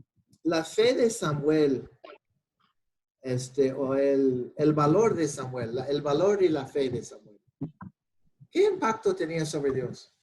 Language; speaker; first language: Spanish; non-native, fluent; English